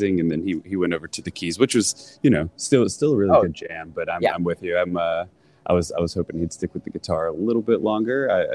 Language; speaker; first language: English; native; English